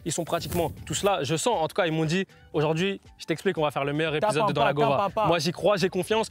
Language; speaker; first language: French; native; French